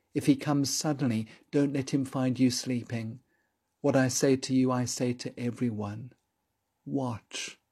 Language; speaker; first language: English; native; English